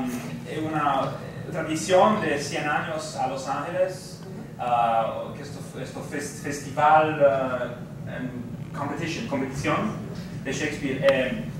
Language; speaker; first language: Spanish; non-native, learner; Romanian